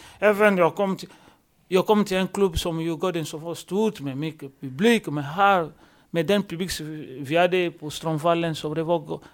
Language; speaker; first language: Swedish; non-native, fluent; Lingala